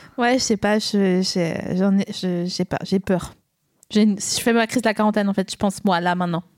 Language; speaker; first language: French; native; French